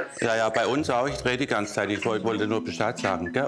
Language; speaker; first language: German; native; German